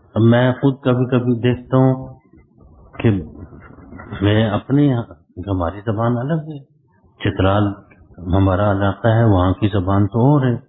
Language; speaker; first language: Urdu; non-native, local second language; Khowar